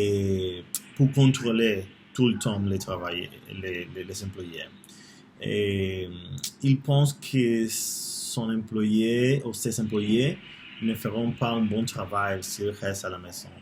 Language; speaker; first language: French; non-native, learner; Spanish